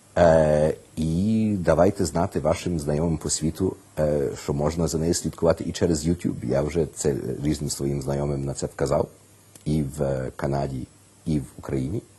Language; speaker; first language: Ukrainian; early bilingual, heritage; Ukrainian